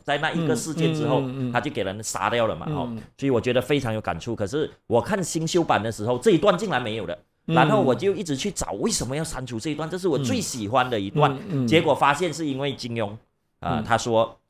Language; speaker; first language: Chinese; native; Chinese